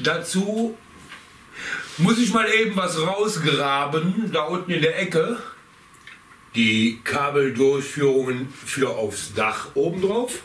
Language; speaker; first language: German; native; German